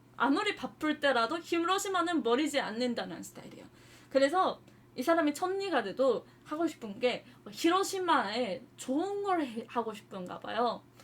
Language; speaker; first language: Korean; non-native, fluent; Japanese